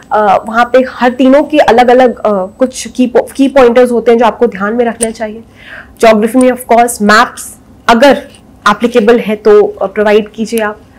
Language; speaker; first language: Hindi; native; Hindi